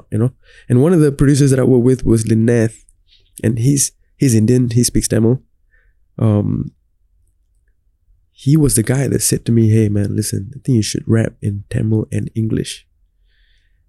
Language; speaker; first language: English; non-native, local second language; Tamil